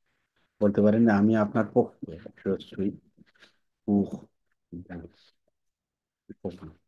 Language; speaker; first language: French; non-native, fluent; Bangla